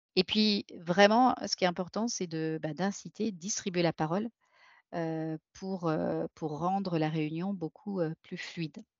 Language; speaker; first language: French; native; French